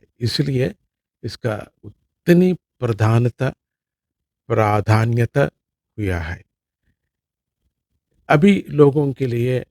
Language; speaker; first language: Hindi; non-native, local second language; Kannada